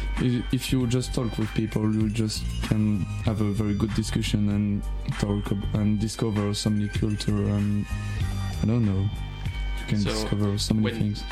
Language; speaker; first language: English; non-native, learner; French